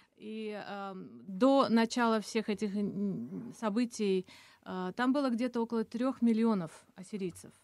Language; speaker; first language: Russian; non-native, local second language; Assyrian Neo-Aramaic